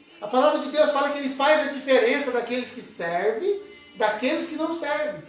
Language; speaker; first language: Portuguese; native; Portuguese